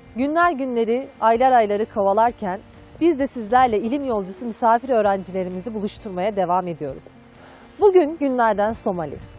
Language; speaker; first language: Turkish; native; Turkish